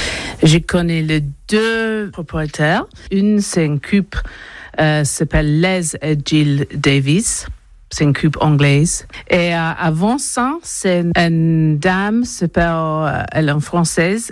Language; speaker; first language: French; non-native, learner; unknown